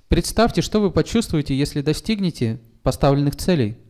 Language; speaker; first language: Russian; native; Russian